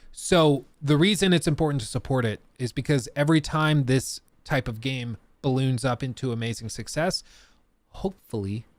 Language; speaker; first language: English; native; English